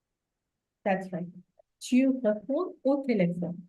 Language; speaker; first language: French; non-native, fluent; English